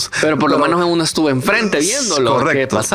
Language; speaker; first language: Spanish; native; Spanish